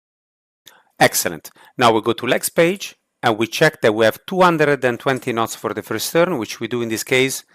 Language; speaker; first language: English; non-native, fluent; Italian